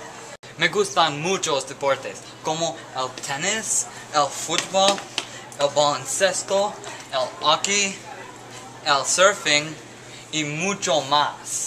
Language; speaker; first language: Spanish; non-native, learner; English